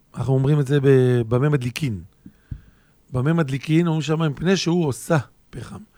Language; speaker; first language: Hebrew; native; Hebrew